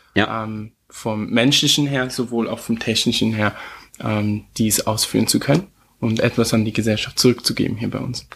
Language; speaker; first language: German; early bilingual, heritage; German